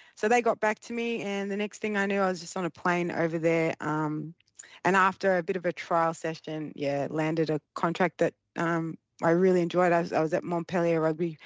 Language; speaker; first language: English; early bilingual, other home language; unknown